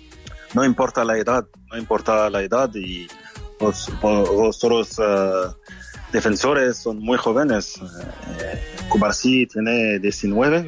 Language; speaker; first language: Spanish; non-native, fluent; French